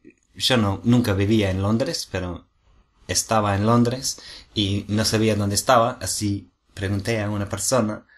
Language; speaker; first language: Spanish; non-native, fluent; English